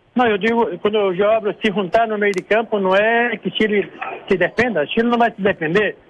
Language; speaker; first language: Spanish; non-native, learner; Portuguese